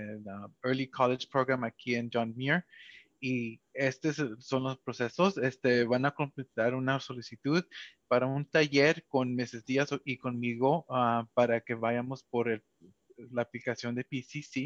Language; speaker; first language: Spanish; early bilingual, heritage; Spanish